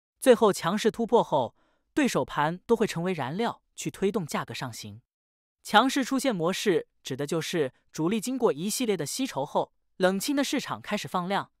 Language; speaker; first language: Chinese; native; Chinese